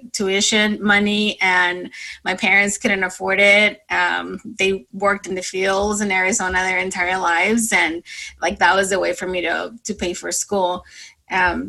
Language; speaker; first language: English; non-native, fluent; Spanish